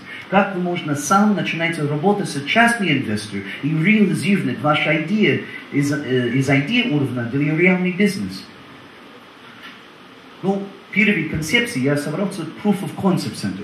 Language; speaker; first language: Russian; non-native, learner; English